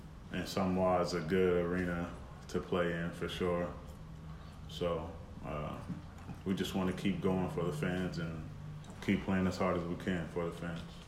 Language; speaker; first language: English; native; English